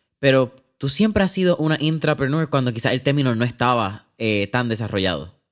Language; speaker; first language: Spanish; native; Spanish